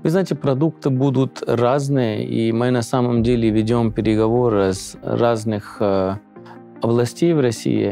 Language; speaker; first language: Russian; non-native, fluent; Punjabi